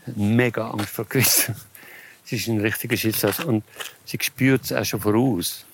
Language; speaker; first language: German; native; German